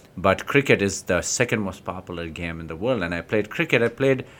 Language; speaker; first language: English; non-native, local second language; Kashmiri